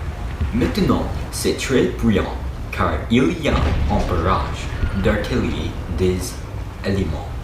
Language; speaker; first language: French; non-native, learner; English